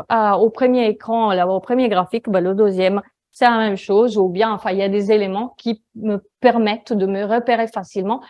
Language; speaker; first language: French; non-native, fluent; Italian